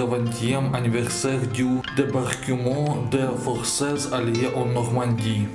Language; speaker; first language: French; non-native, learner; Russian